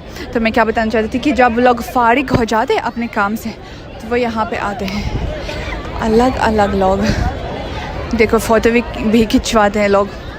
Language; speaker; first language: Hindi; non-native, fluent; Russian